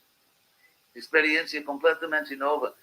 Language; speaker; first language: Portuguese; non-native, fluent; English